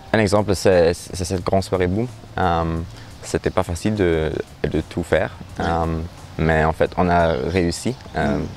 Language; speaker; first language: French; non-native, learner; German